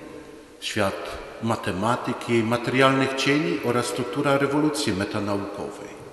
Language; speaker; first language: Polish; native; Polish